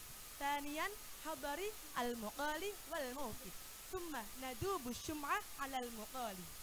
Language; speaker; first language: Arabic; non-native, learner; Indonesian